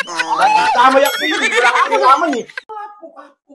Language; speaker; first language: Filipino; native; Filipino